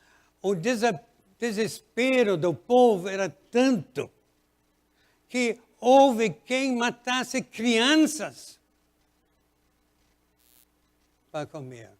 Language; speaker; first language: Portuguese; non-native, fluent; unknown